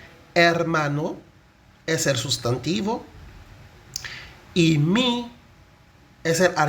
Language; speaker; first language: Spanish; non-native, fluent; Haitian Creole